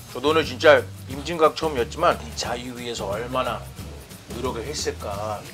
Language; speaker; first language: Korean; non-native, fluent; Akan